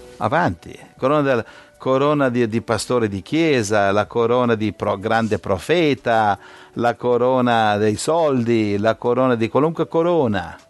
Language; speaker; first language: Italian; native; Italian